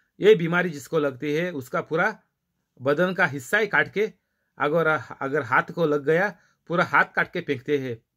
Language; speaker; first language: Hindi; non-native, local second language; Marathi